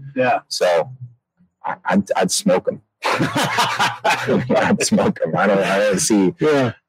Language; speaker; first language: English; native; English